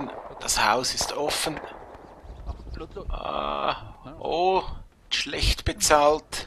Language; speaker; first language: German; native; German